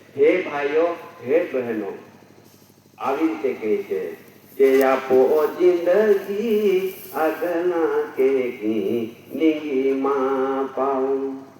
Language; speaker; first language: Gujarati; non-native, local second language; Bhili